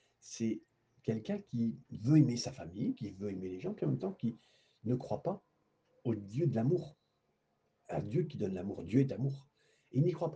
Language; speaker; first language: French; native; French